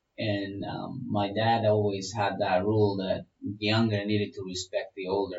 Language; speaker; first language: English; non-native, fluent; Spanish